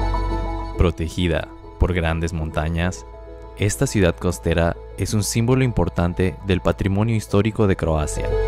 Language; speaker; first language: Spanish; native; Spanish